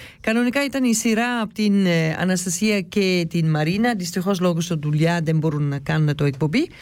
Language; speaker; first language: Greek; early bilingual, heritage; Greek